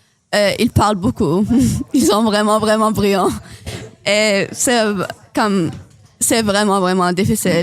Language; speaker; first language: French; non-native, local second language; Arabic